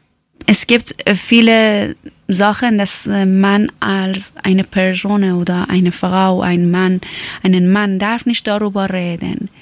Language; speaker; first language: German; non-native, learner; Persian